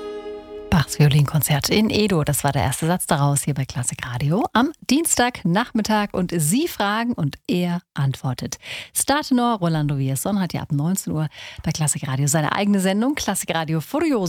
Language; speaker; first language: German; native; German